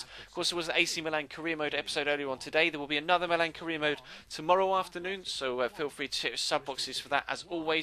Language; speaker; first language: English; native; English